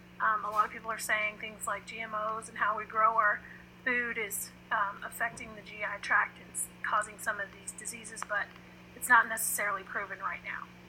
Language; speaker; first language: English; native; English